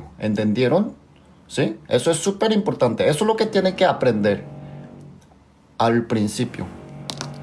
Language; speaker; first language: Spanish; non-native, fluent; Korean